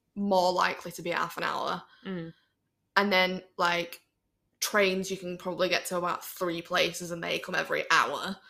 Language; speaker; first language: English; native; English